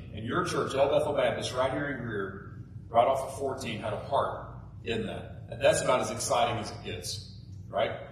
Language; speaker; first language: English; native; English